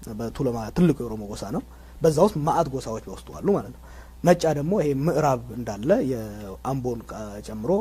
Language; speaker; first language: Amharic; non-native, local second language; Oromo